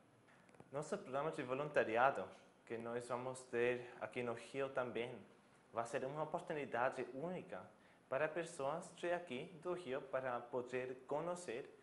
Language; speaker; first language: Portuguese; non-native, fluent; German